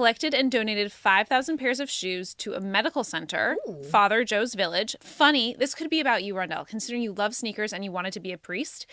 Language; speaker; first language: English; native; English